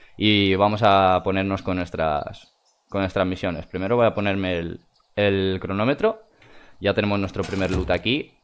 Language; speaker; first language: Spanish; non-native, fluent; Russian